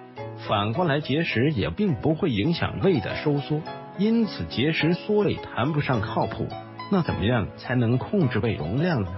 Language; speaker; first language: Chinese; native; Chinese